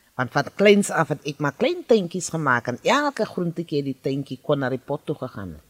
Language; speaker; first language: Afrikaans; native; Afrikaans